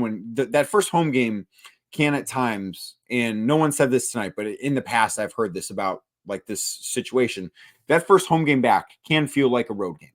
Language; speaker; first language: English; native; English